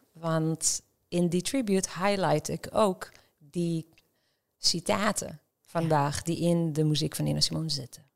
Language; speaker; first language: Dutch; non-native, fluent; Hebrew